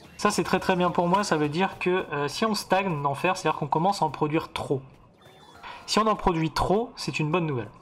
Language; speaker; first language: French; native; French